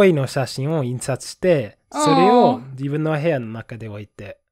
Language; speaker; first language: Japanese; non-native, fluent; English